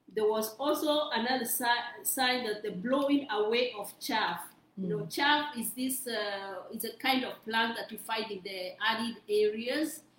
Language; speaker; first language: English; non-native, local second language; Kikuyu